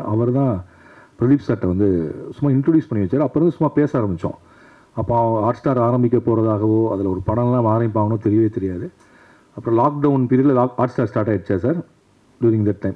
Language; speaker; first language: Tamil; native; Tamil